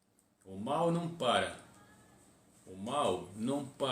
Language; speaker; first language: Portuguese; non-native, fluent; Arabic